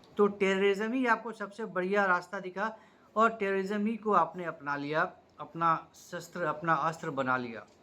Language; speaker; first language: Hindi; native; Hindi